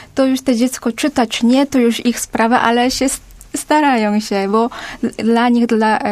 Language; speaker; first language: Polish; non-native, fluent; Korean